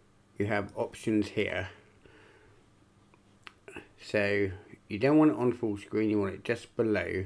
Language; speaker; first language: English; native; English